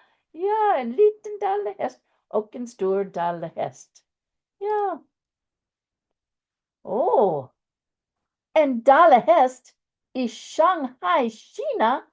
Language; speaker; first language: Swedish; non-native, fluent; English